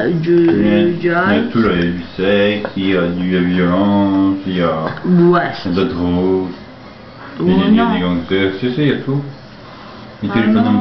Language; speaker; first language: French; native; French